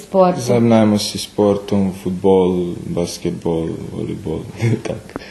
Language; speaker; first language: Ukrainian; early bilingual, heritage; Ukrainian